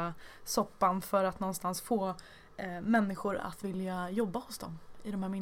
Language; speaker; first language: Swedish; native; Swedish